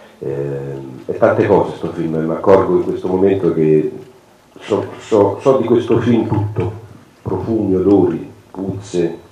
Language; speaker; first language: Italian; native; Italian